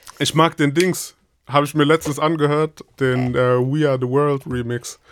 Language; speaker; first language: German; native; German